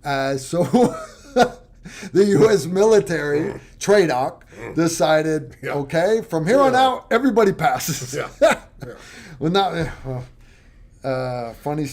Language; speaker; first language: English; native; English